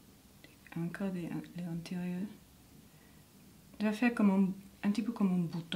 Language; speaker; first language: French; non-native, learner; English